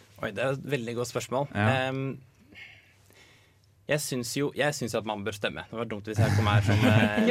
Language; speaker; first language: Norwegian; native; Norwegian